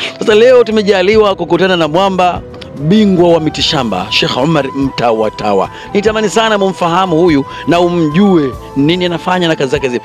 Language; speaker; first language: Swahili; native; Swahili